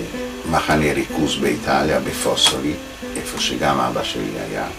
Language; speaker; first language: Hebrew; non-native, fluent; Italian